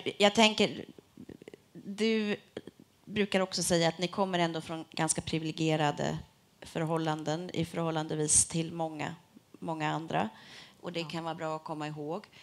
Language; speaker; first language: Swedish; native; Swedish